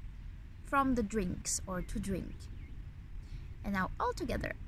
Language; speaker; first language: English; non-native, fluent; Ukrainian